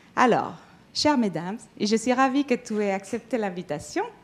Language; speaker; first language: French; non-native, fluent; Spanish